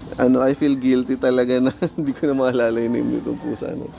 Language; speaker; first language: Filipino; native; Filipino